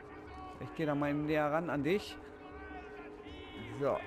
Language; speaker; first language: German; native; German